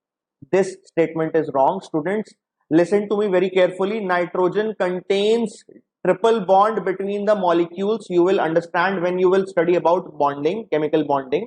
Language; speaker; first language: English; non-native, local second language; Hindi